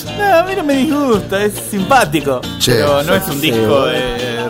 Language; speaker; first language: Spanish; native; Spanish